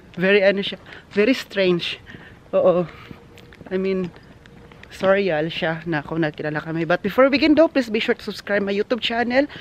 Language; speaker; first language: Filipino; non-native, local second language; Cebuano